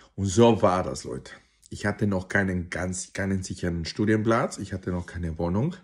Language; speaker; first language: German; non-native, fluent; Spanish